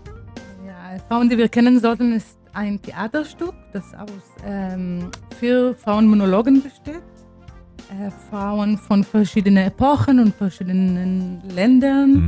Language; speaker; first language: German; non-native, fluent; Hebrew